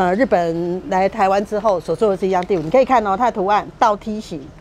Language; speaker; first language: Chinese; native; Chinese